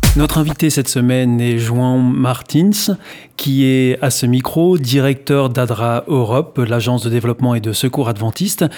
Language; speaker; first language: French; native; French